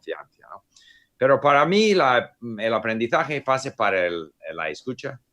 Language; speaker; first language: Spanish; non-native, fluent; English